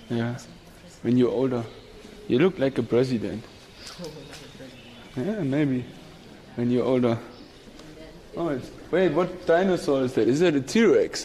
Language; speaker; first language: English; non-native, fluent; German